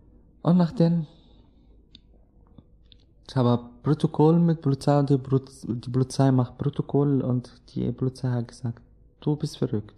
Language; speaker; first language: German; non-native, learner; Arabic